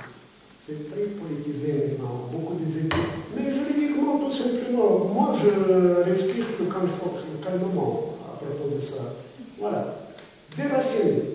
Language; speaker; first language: French; non-native, fluent; Russian